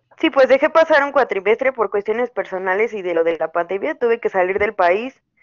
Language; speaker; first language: Spanish; native; Spanish